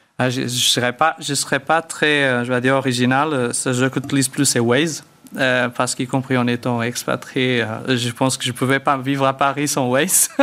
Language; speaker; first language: French; early bilingual, other home language; Portuguese